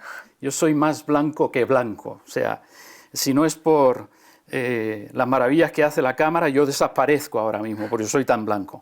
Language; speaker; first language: Spanish; early bilingual, other home language; English